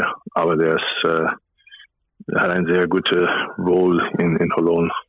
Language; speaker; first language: German; non-native, fluent; English